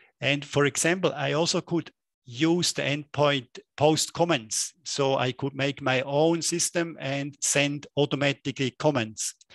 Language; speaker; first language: English; non-native, fluent; German